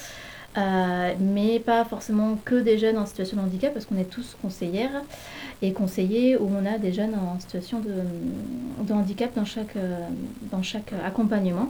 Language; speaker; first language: French; native; French